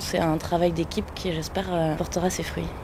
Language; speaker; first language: French; native; French